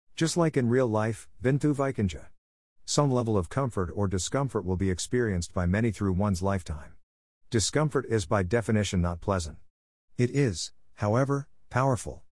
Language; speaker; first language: English; non-native, local second language; Bemba